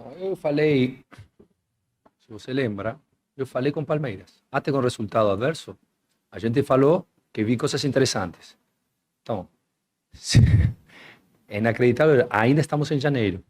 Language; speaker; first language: Portuguese; non-native, fluent; Spanish